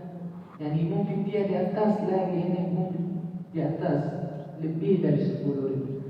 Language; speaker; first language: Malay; non-native, learner; Arabic